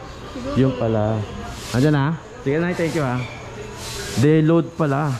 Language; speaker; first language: Filipino; native; Filipino